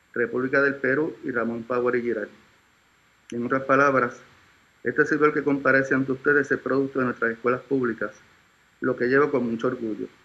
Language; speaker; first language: Spanish; native; Spanish